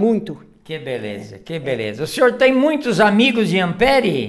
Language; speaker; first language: Portuguese; native; Portuguese